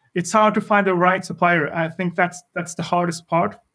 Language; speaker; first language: English; non-native, fluent; Norwegian